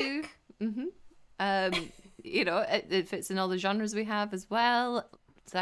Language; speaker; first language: English; native; English